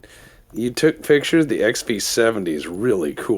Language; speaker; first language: English; native; English